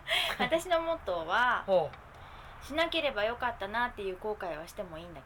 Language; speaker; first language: Japanese; native; Japanese